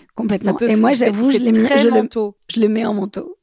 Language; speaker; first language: French; native; French